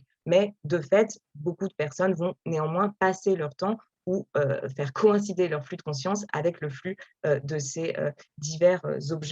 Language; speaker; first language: French; native; French